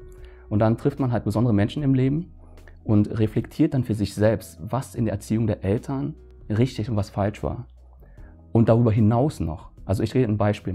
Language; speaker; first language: German; early bilingual, other home language; Vietnamese